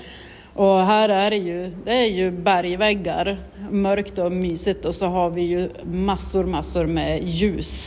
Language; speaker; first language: Swedish; native; Swedish